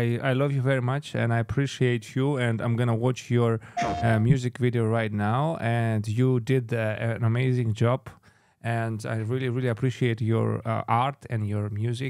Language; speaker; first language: English; non-native, fluent; Greek